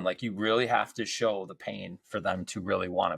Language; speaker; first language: English; native; English